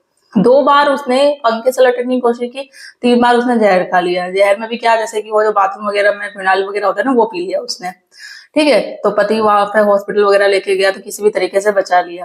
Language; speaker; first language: Hindi; native; Hindi